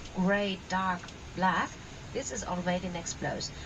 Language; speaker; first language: English; non-native, fluent; Italian